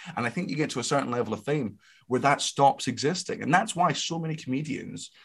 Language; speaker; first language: English; native; English